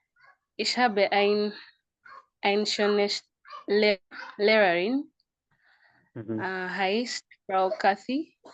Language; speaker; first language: German; non-native, learner; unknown